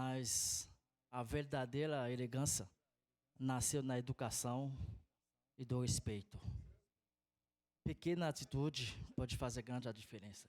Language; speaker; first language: Portuguese; non-native, fluent; Haitian Creole